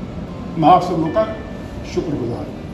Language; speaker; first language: Hindi; native; Hindi